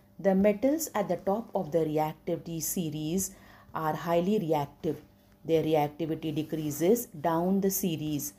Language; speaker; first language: English; non-native, local second language; Marathi